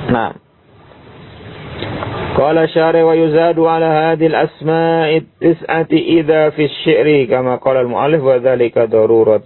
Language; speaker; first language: Arabic; non-native, fluent; Indonesian